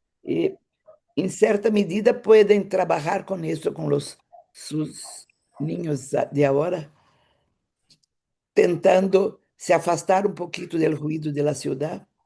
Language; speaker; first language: Spanish; non-native, fluent; Portuguese